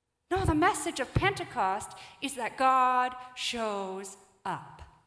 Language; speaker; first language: English; native; English